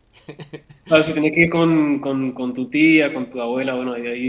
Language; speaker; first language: Spanish; native; Spanish